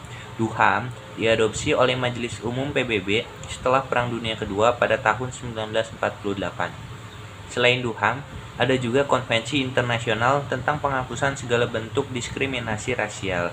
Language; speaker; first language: Indonesian; native; Indonesian